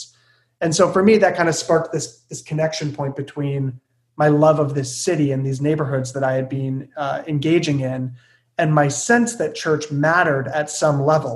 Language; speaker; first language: English; native; English